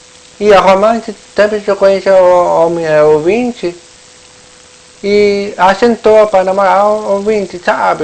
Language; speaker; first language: Portuguese; non-native, local second language; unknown